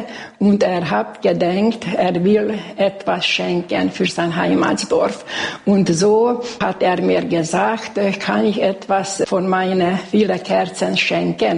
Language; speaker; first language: German; non-native, local second language; Hungarian